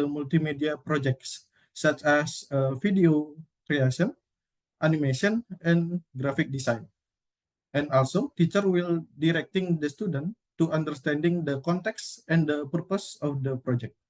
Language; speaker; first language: English; non-native, learner; Indonesian